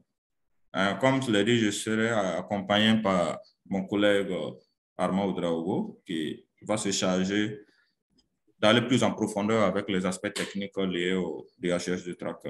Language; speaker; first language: French; non-native, local second language; Mossi